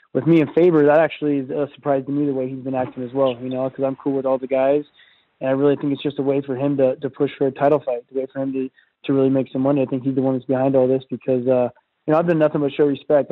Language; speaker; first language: English; native; English